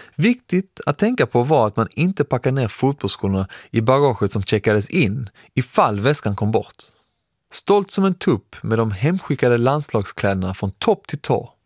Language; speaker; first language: Swedish; early bilingual, other home language; Persian